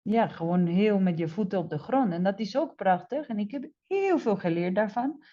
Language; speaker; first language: Dutch; non-native, fluent; Spanish